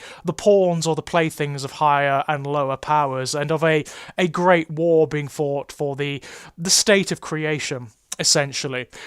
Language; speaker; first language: English; native; English